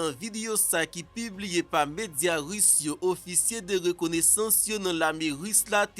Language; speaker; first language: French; non-native, local second language; Haitian Creole